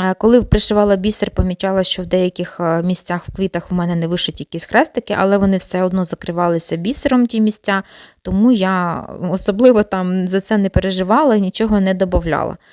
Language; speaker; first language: Ukrainian; non-native, local second language; Russian